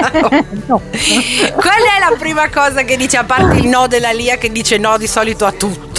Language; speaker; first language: Italian; native; Italian